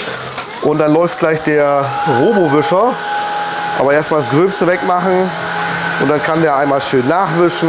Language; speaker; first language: German; native; German